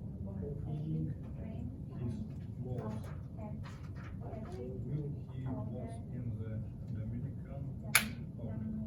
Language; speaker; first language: English; non-native, learner; Russian